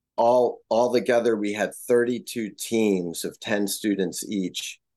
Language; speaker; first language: English; native; English